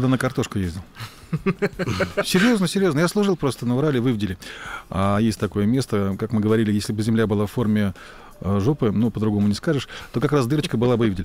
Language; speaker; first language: Russian; native; Russian